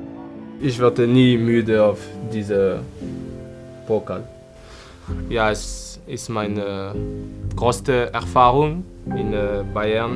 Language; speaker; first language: German; non-native, fluent; French